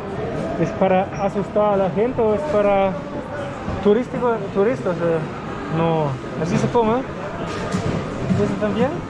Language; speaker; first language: Spanish; non-native, learner; German